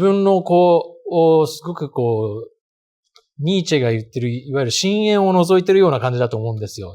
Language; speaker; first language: Japanese; native; Japanese